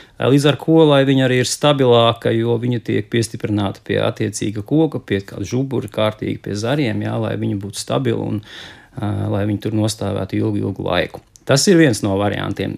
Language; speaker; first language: Latvian; native; Latvian